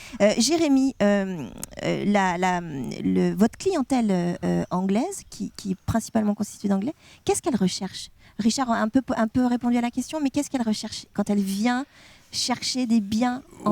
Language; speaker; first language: French; native; French